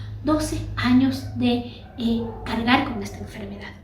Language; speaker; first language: Spanish; native; Spanish